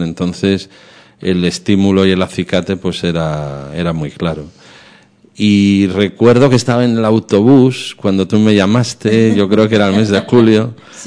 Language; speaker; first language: Spanish; native; Spanish